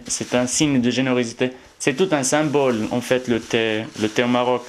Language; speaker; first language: French; non-native, local second language; Arabic